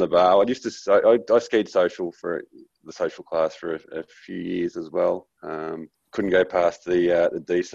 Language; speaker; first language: English; native; English